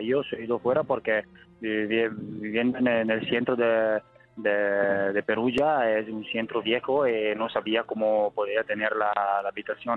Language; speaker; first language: Spanish; non-native, learner; Italian